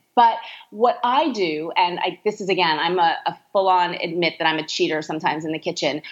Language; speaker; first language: English; native; English